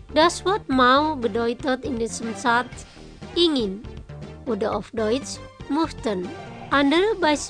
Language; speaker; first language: German; non-native, fluent; Indonesian